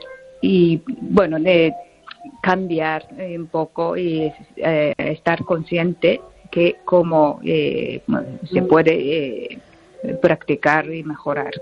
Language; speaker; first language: Spanish; non-native, learner; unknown